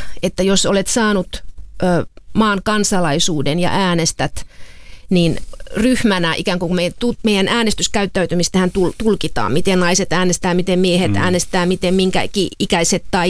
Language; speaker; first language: Finnish; native; Finnish